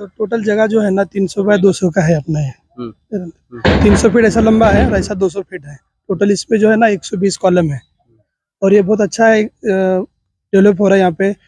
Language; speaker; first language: Hindi; native; Hindi